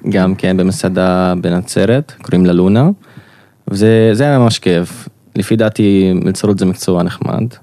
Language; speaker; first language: Hebrew; non-native, local second language; Arabic